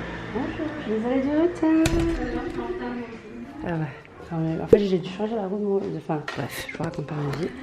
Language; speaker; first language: French; native; French